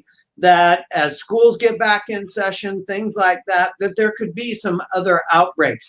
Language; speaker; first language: English; native; English